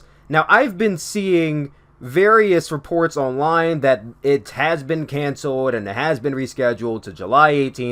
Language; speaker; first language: English; native; English